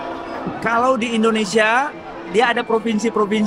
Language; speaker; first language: Indonesian; native; Indonesian